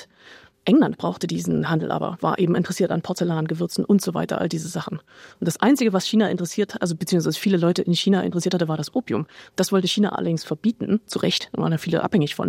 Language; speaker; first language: German; native; German